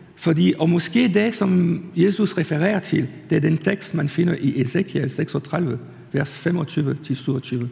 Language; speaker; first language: Danish; non-native, fluent; French